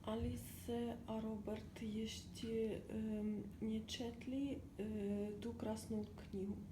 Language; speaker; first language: Czech; non-native, learner; Ukrainian